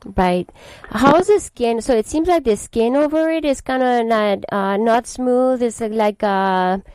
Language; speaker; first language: English; non-native, fluent; Spanish